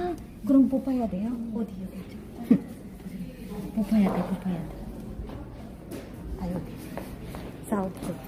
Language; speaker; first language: Korean; non-native, fluent; Filipino